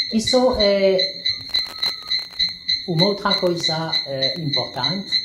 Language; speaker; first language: Portuguese; non-native, learner; French